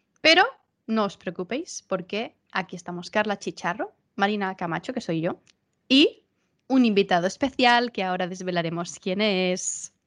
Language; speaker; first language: Spanish; native; Spanish